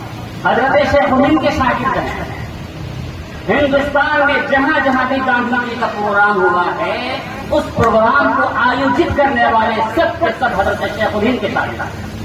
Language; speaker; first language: Urdu; native; Urdu